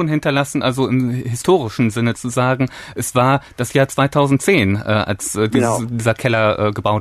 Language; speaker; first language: German; native; German